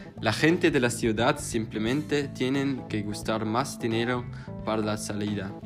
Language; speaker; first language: Spanish; non-native, learner; German